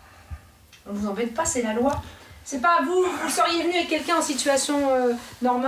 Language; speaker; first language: French; native; French